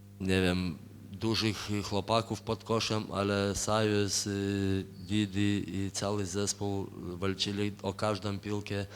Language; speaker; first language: Polish; non-native, fluent; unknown